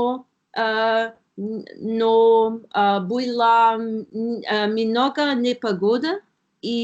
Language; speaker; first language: Russian; non-native, learner; German